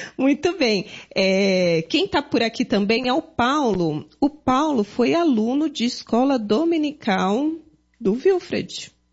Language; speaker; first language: Portuguese; native; Portuguese